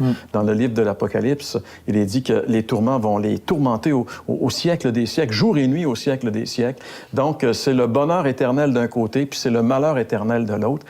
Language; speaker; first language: French; native; French